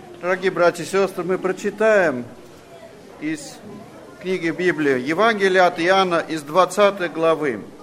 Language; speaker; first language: Russian; non-native, fluent; Armenian